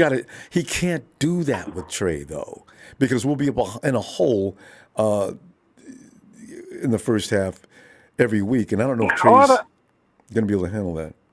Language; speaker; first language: English; native; English